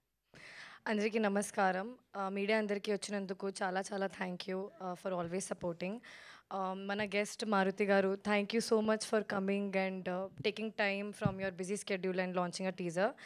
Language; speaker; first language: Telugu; non-native, fluent; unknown